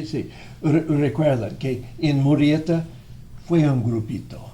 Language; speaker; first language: Spanish; non-native, fluent; English